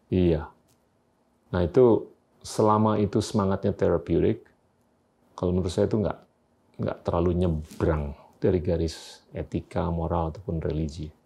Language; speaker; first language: Indonesian; native; Indonesian